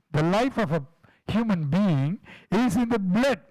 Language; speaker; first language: English; non-native, local second language; Tamil